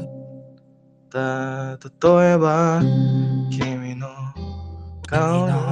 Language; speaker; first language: Japanese; non-native, learner; Indonesian